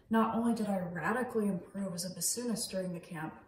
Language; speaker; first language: English; native; English